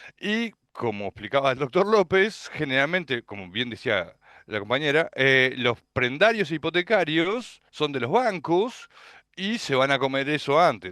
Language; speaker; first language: Spanish; native; Spanish